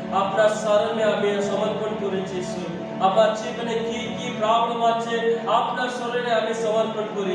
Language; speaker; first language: Bangla; non-native, learner; Hindi